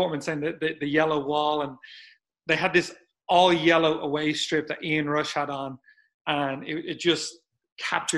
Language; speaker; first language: English; native; English